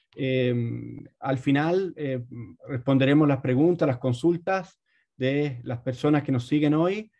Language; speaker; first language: Spanish; native; Spanish